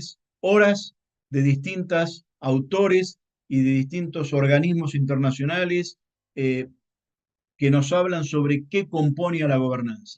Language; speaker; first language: Spanish; native; Spanish